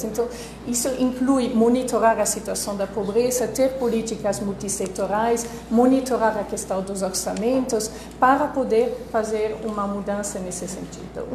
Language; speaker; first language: Portuguese; non-native, fluent; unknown